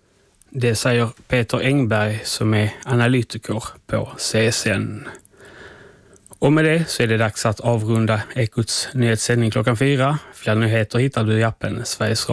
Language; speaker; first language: Swedish; native; Swedish